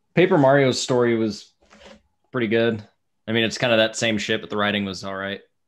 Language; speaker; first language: English; native; English